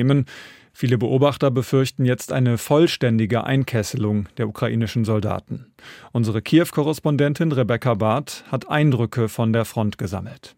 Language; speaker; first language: German; native; German